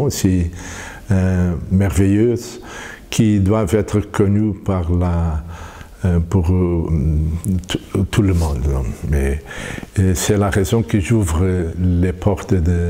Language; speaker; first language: French; non-native, fluent; Portuguese